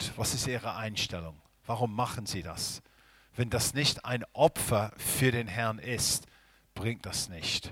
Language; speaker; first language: German; non-native, fluent; English